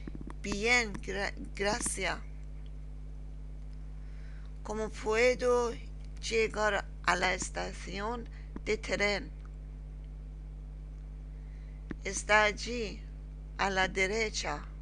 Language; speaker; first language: Spanish; non-native, learner; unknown